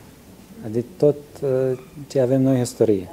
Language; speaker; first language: Romanian; non-native, learner; Arabic